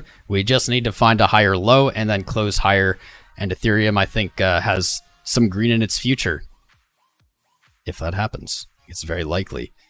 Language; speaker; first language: English; native; English